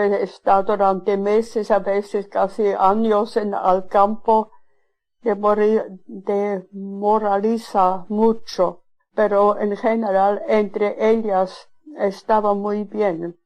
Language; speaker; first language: Spanish; non-native, fluent; Swiss German